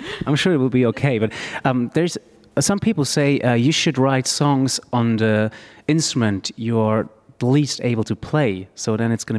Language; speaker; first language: English; non-native, fluent; German